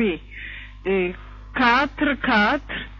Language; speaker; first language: French; non-native, learner; Polish